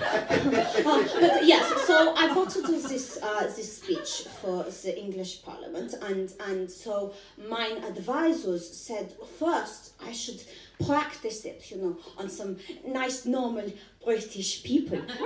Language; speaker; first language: English; native; English